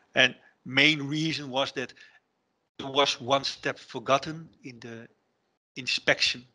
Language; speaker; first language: English; non-native, fluent; Dutch